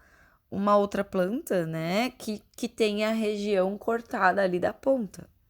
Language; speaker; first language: Portuguese; native; Portuguese